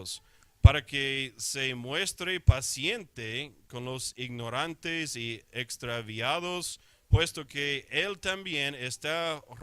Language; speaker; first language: Spanish; non-native, fluent; English